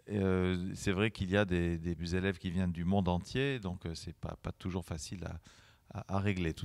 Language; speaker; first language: French; native; French